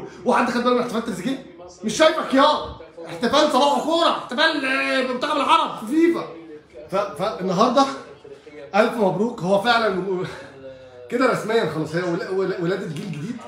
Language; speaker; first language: Arabic; native; Arabic